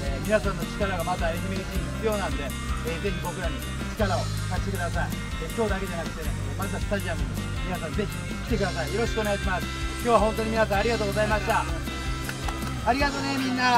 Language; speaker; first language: Japanese; native; Japanese